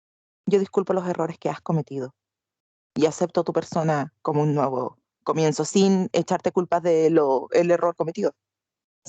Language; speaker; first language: Spanish; native; Spanish